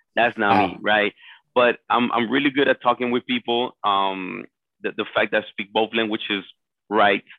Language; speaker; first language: English; non-native, fluent; Spanish